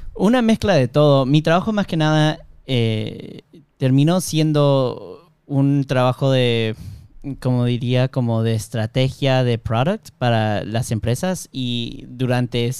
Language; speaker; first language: Spanish; early bilingual, heritage; Spanish